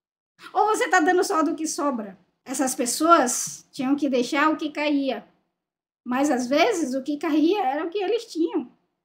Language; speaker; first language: Portuguese; native; Portuguese